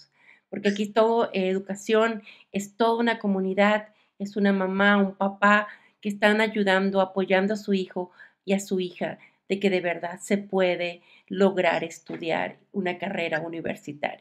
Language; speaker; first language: Spanish; native; Spanish